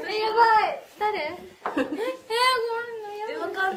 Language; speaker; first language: Japanese; native; Japanese